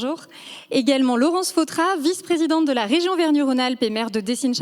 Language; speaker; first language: French; native; French